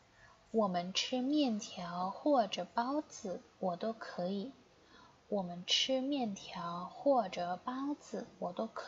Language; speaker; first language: Chinese; non-native, fluent; Indonesian